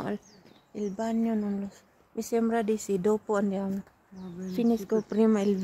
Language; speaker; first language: Italian; non-native, fluent; Filipino